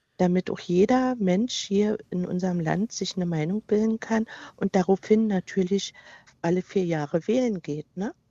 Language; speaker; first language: German; native; German